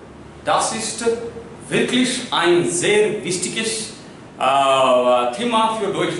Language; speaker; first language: German; non-native, learner; Hindi